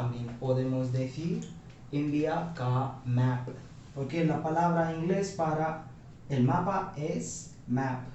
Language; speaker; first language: Spanish; non-native, fluent; Hindi